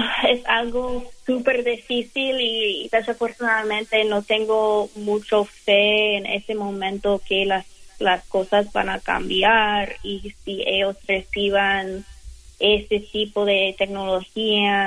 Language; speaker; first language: Spanish; non-native, learner; English